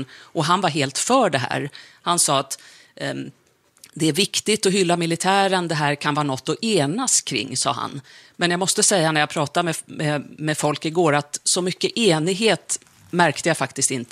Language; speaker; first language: Swedish; native; Swedish